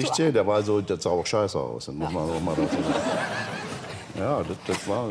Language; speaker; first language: German; native; German